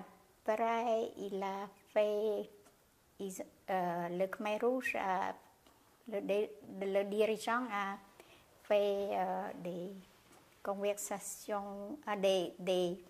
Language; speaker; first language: French; non-native, learner; Khmer